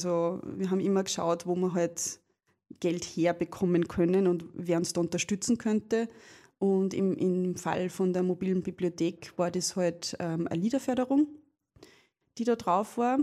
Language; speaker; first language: German; native; German